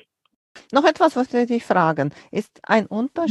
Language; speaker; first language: German; non-native, fluent; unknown